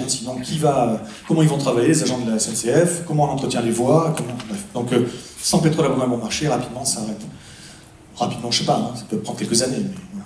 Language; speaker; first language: French; native; French